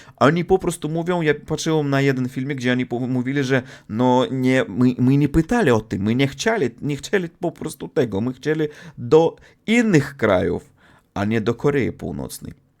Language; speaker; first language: Polish; non-native, fluent; Russian